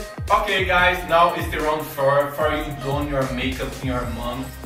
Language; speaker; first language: English; non-native, learner; Portuguese